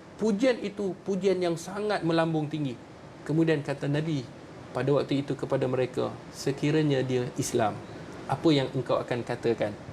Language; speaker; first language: Malay; native; Malay